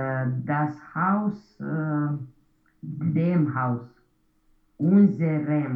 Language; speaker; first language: German; non-native, learner; Romanian